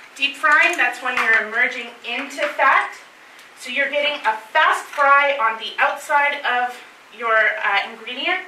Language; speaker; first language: English; native; English